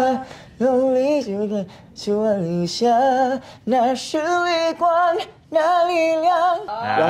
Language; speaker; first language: Chinese; non-native, learner; Thai